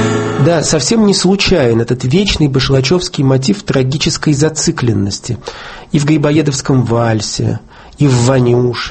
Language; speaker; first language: Russian; native; Russian